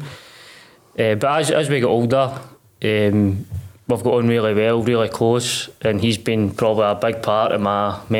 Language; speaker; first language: English; native; English